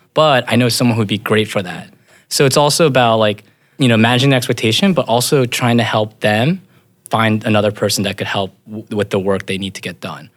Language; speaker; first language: English; native; English